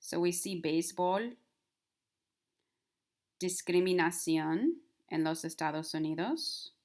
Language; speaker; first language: Spanish; non-native, fluent; English